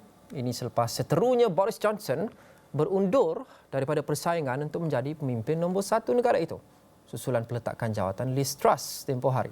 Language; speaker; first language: Malay; native; Malay